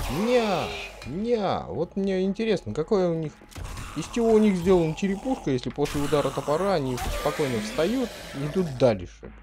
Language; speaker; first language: Russian; native; Russian